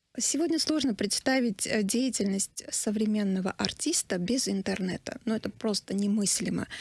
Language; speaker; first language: Russian; non-native, local second language; Armenian